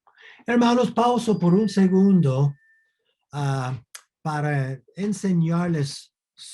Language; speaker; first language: Spanish; non-native, fluent; English